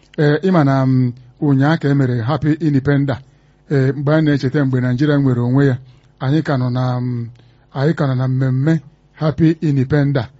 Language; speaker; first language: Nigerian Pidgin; non-native, local second language; Igbo